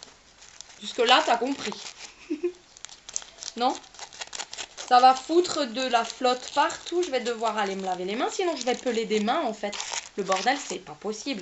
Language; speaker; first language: French; native; French